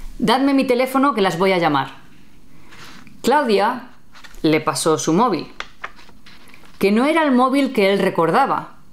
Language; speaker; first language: Spanish; native; Spanish